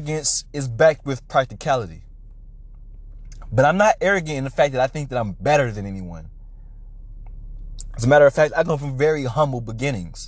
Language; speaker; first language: English; native; English